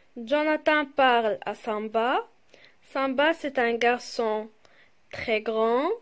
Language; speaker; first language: French; non-native, local second language; Arabic